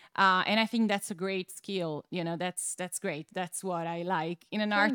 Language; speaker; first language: English; non-native, fluent; Italian